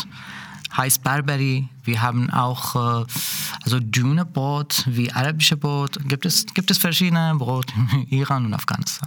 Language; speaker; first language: German; non-native, learner; Persian